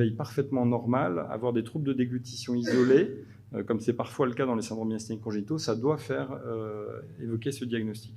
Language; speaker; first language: French; native; French